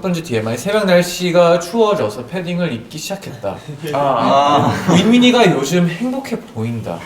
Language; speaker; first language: Korean; native; Korean